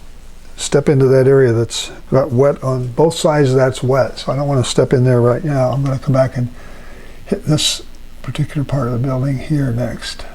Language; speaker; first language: English; native; English